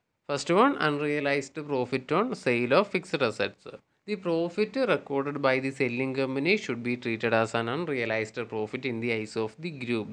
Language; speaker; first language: English; non-native, local second language; Malayalam